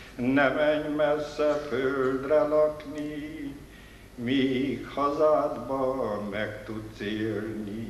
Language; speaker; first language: Hungarian; native; Hungarian